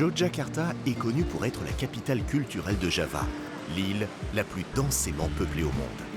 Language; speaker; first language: French; native; French